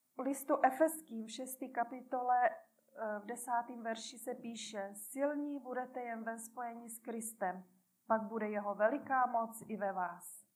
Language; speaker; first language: Czech; native; Czech